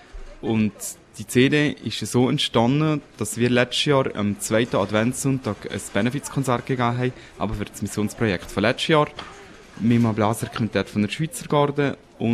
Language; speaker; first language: German; native; German